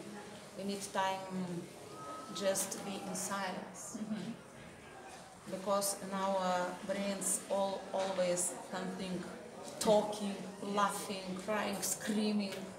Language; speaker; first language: English; non-native, learner; Lithuanian